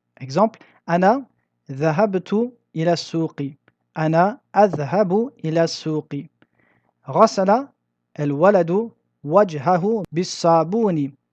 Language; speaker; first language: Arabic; non-native, fluent; French